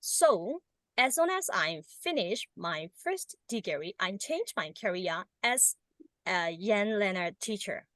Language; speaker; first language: English; non-native, learner; Burmese